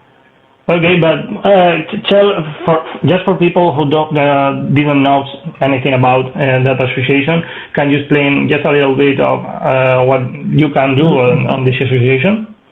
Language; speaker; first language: English; non-native, learner; Spanish